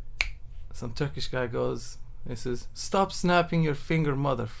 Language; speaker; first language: English; non-native, fluent; Turkish